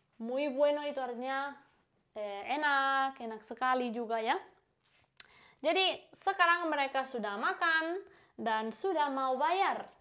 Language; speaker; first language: Indonesian; non-native, fluent; Spanish